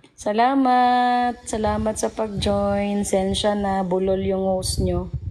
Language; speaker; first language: Filipino; non-native, local second language; Cebuano